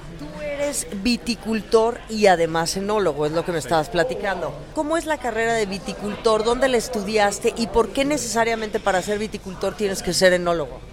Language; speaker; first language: Spanish; native; Spanish